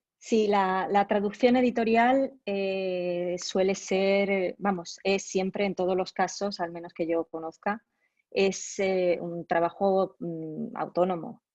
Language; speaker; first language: Spanish; native; Spanish